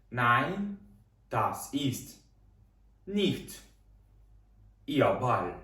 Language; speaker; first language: German; non-native, fluent; Ukrainian